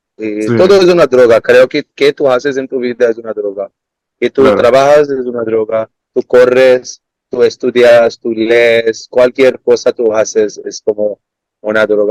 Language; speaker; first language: Spanish; non-native, learner; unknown